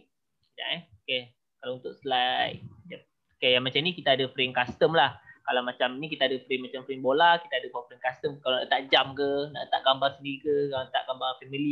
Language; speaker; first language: Malay; native; Malay